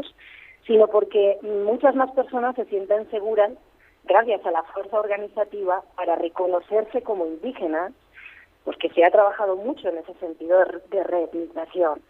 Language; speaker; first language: Spanish; native; Spanish